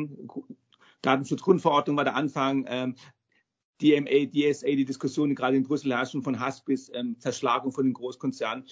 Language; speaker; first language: German; native; German